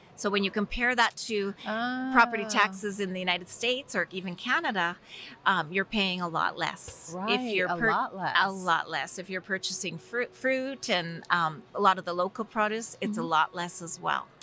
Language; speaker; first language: English; native; English